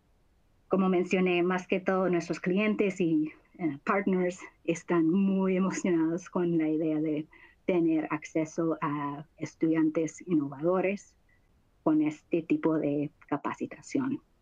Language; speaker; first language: Spanish; non-native, fluent; English